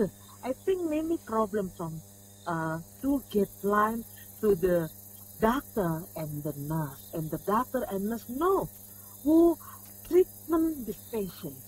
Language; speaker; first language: English; non-native, learner; Indonesian